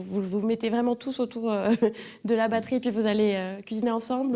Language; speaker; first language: French; native; French